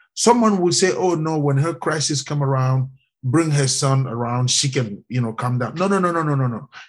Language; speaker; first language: English; non-native, fluent; French